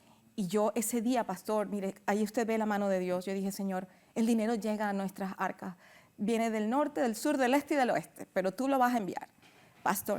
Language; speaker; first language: Spanish; native; Spanish